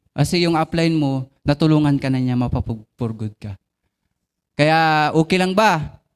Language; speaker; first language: Filipino; non-native, local second language; Bikol